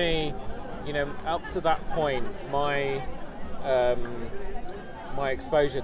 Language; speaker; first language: English; native; English